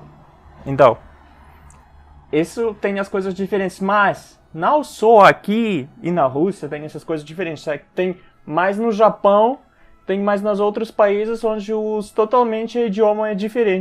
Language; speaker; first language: Portuguese; non-native, fluent; Russian